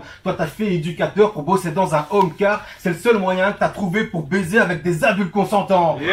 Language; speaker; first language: French; early bilingual, other home language; Turkish